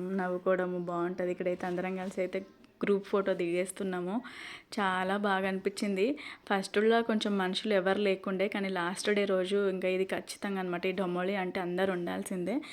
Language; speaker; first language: Telugu; non-native, local second language; Lambadi